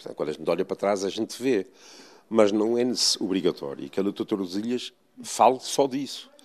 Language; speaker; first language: Portuguese; native; Portuguese